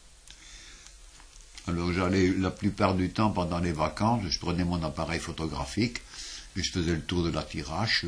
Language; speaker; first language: French; native; French